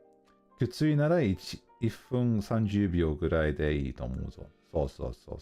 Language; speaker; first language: Japanese; non-native, learner; English